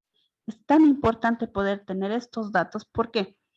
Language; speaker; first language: Spanish; native; Spanish